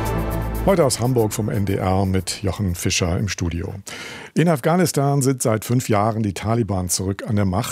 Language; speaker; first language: German; native; German